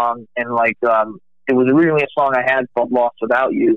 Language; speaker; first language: English; native; English